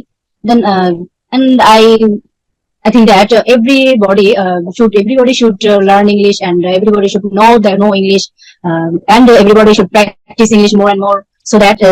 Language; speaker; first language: English; non-native, learner; Bangla